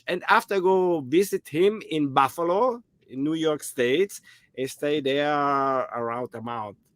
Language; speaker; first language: English; non-native, learner; German